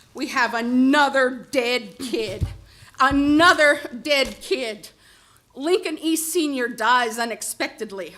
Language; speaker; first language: English; native; English